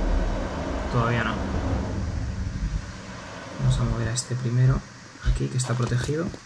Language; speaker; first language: Spanish; native; Spanish